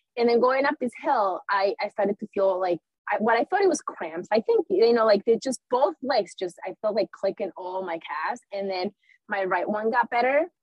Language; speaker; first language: English; early bilingual, other home language; Spanish